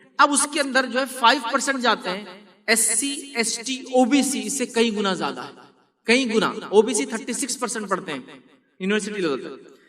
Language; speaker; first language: Urdu; native; Urdu